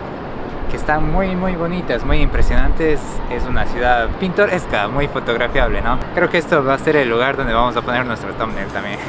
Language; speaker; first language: Spanish; native; Spanish